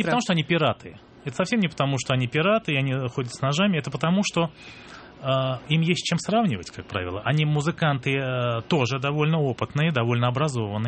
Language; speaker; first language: Russian; native; Russian